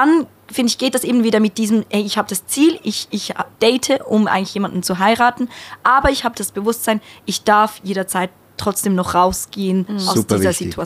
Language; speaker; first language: German; native; German